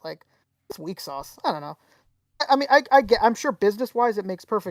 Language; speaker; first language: English; native; English